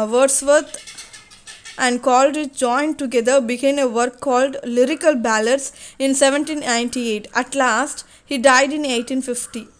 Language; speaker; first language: English; non-native, local second language; Tamil